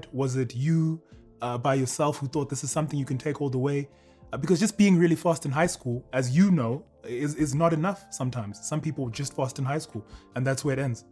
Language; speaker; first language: English; native; English